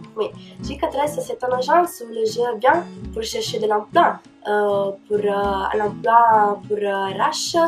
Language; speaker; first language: French; non-native, learner; Italian